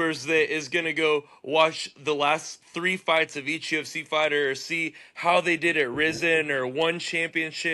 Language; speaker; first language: English; native; English